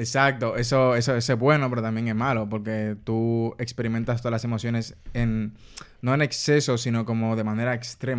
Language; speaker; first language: Spanish; native; Spanish